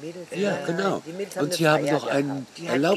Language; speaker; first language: German; non-native, fluent; Dutch